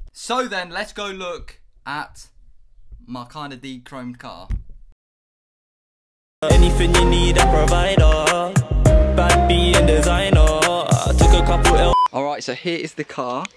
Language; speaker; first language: English; native; English